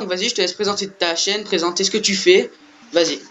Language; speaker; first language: French; native; French